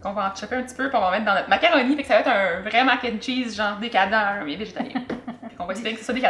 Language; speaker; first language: French; native; French